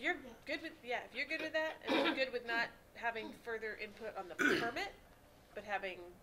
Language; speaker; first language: English; native; English